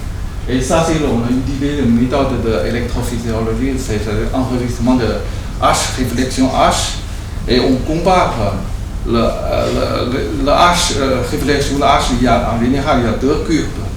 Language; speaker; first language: French; non-native, learner; Chinese